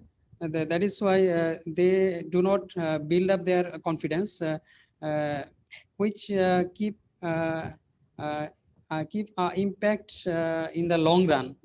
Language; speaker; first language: English; non-native, learner; Bangla